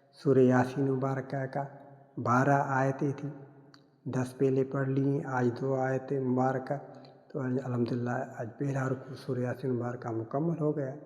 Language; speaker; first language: Urdu; non-native, local second language; Sindhi